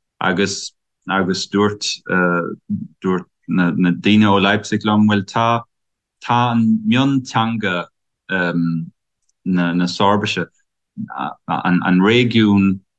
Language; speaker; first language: Irish; non-native, learner; German